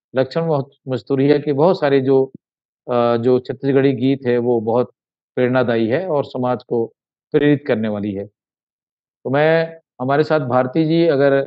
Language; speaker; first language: Hindi; native; Hindi